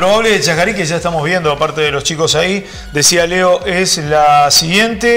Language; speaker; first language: Spanish; native; Spanish